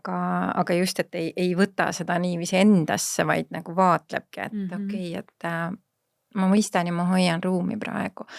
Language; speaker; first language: Estonian; native; Estonian